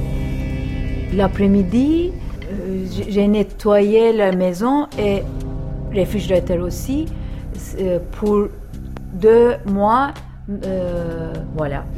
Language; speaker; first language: French; non-native, learner; Turkish